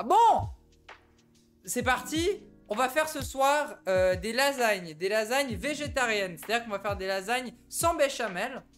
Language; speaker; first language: French; native; French